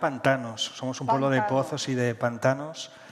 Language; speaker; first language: Spanish; native; Spanish